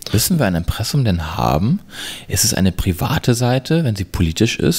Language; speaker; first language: German; native; German